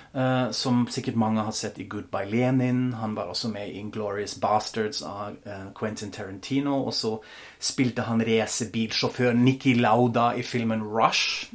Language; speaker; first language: Norwegian; non-native, fluent; German